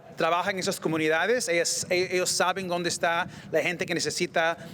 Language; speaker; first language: Spanish; early bilingual, other home language; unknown